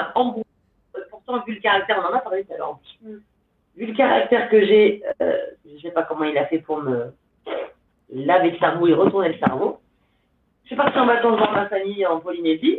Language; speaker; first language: French; native; French